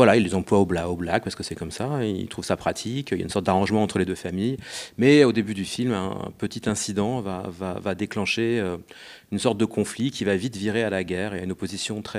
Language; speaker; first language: French; native; French